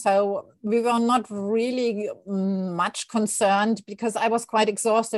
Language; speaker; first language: English; non-native, fluent; German